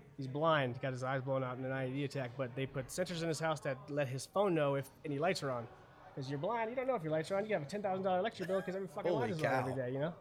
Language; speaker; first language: English; early bilingual, other home language; German